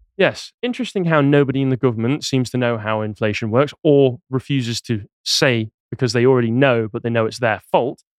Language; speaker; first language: English; native; English